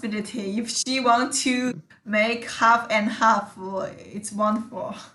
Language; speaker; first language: English; non-native, learner; Chinese